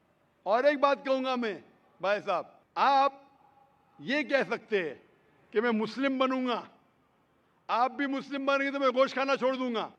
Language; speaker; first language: Hindi; native; Hindi